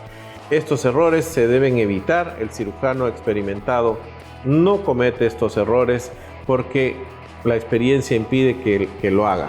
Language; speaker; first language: Spanish; native; Spanish